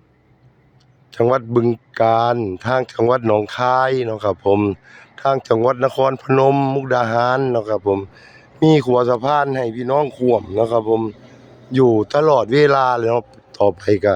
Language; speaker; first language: Thai; non-native, local second language; Northeastern Thai